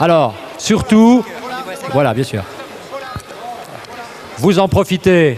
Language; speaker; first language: French; native; French